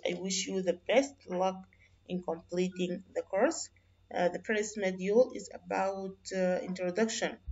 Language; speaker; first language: English; non-native, fluent; Arabic